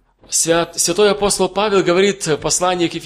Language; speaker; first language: Polish; non-native, learner; Russian